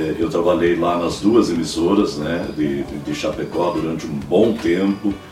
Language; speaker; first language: Portuguese; early bilingual, heritage; Portuguese